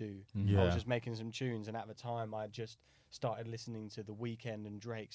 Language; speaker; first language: English; native; English